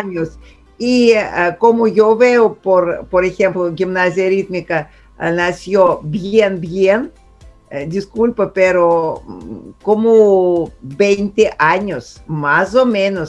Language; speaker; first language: Spanish; non-native, fluent; Russian